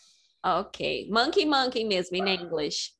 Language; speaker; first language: English; non-native, fluent; Portuguese